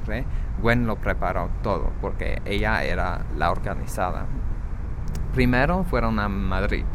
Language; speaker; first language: Spanish; non-native, fluent; English